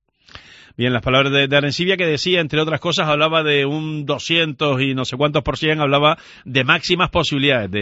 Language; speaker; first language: Spanish; native; Spanish